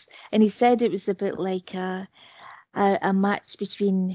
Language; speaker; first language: English; native; English